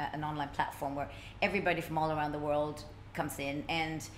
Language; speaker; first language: English; early bilingual, other home language; Swedish